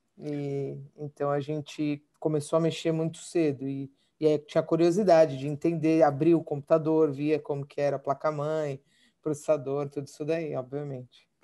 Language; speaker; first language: Portuguese; native; Portuguese